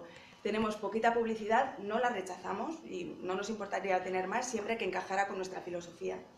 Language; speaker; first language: Spanish; native; Spanish